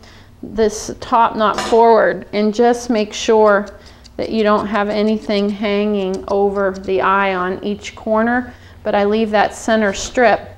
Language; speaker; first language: English; native; English